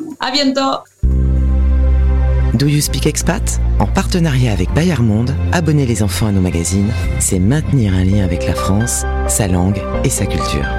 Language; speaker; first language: French; non-native, learner; Spanish